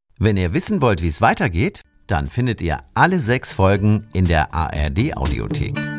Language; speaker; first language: German; native; German